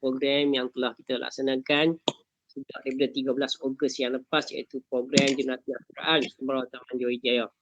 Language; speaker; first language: Malay; native; Malay